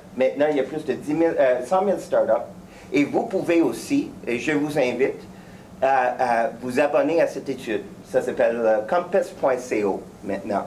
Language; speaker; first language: French; native; French